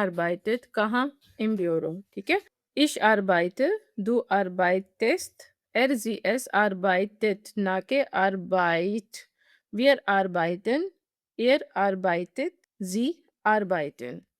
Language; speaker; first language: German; non-native, fluent; Urdu